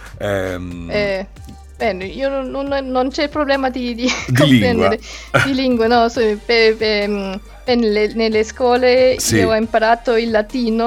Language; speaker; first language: Italian; non-native, learner; Spanish